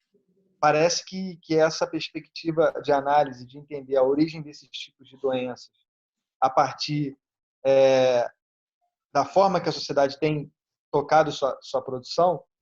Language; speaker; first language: Portuguese; native; Portuguese